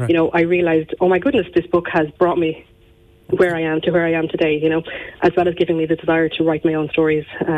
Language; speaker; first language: English; native; English